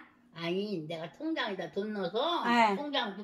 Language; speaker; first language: Korean; native; Korean